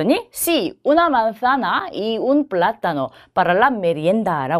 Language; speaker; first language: Spanish; non-native, fluent; Korean